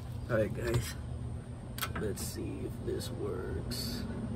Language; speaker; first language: English; early bilingual, other home language; Spanish